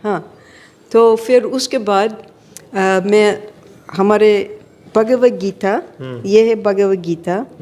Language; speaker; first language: Hindi; non-native, fluent; English